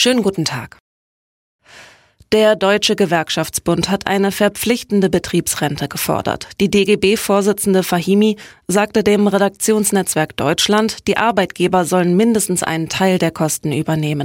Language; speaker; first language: German; native; German